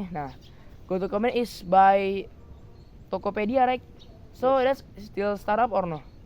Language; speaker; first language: English; non-native, learner; Indonesian